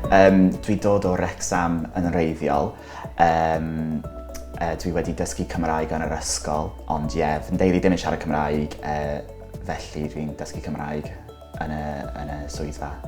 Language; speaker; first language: Welsh; non-native, local second language; English